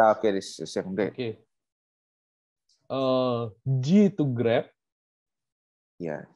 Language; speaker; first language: English; non-native, learner; Indonesian